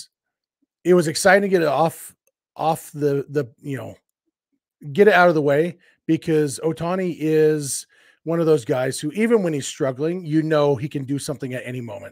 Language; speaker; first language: English; native; English